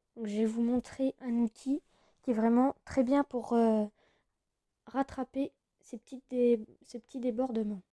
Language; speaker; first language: French; native; French